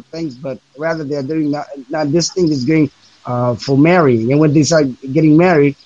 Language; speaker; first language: English; non-native, fluent; Persian